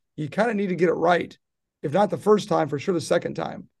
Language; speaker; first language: English; native; English